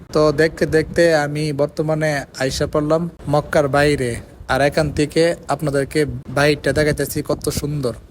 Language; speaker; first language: Bangla; native; Bangla